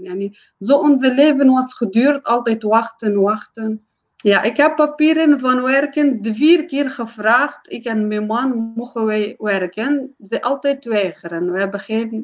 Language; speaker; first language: Dutch; non-native, learner; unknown